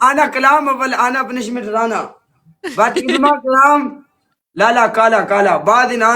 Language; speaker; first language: Arabic; non-native, learner; Urdu